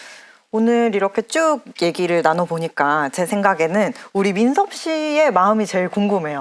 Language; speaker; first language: Korean; native; Korean